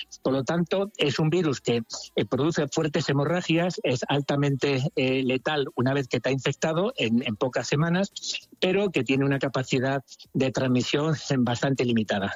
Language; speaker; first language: Spanish; native; Spanish